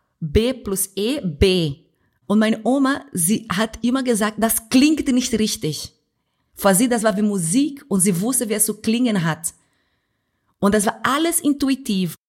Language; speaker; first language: German; non-native, fluent; Portuguese